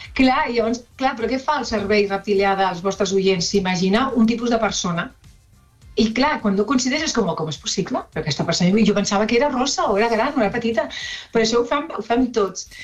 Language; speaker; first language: Catalan; non-native, local second language; Spanish